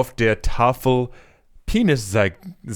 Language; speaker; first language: German; non-native, learner; English